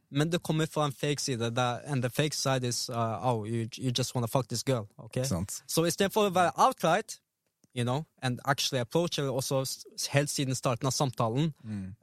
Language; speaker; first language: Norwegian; early bilingual, other home language; Arabic